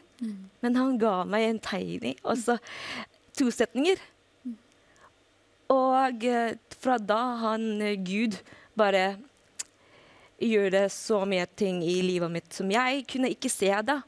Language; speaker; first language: Norwegian; non-native, fluent; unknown